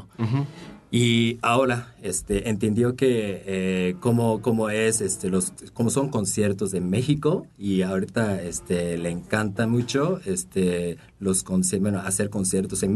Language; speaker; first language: Spanish; non-native, fluent; Japanese